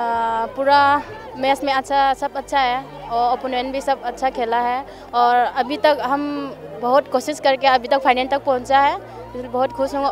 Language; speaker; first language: Hindi; non-native, local second language; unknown